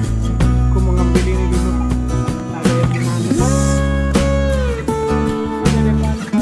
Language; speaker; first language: Indonesian; non-native, local second language; Batak Toba